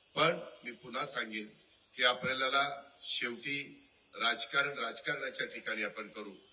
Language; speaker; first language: Marathi; native; Marathi